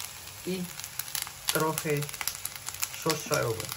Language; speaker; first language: Polish; non-native, learner; Vietnamese